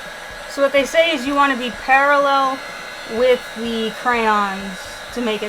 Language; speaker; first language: English; native; English